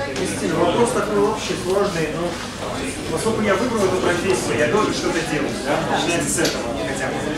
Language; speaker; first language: Russian; non-native, local second language; Bashkir